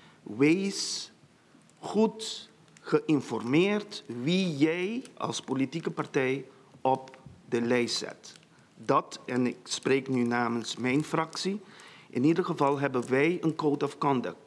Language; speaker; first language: Dutch; non-native, local second language; Papiamento